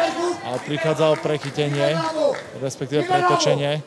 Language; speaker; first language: Slovak; native; Slovak